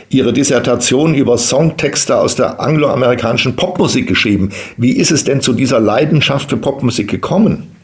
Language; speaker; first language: German; native; German